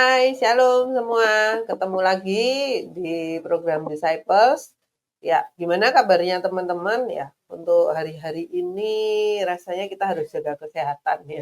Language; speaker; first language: Indonesian; native; Indonesian